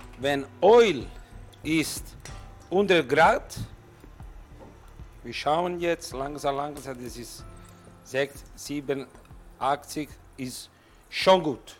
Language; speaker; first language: German; non-native, learner; Italian